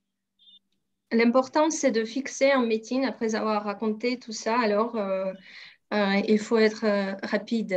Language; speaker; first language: French; non-native, fluent; Russian